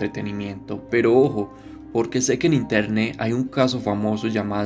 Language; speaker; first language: Spanish; native; Spanish